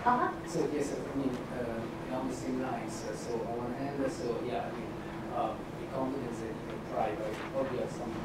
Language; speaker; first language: English; non-native, fluent; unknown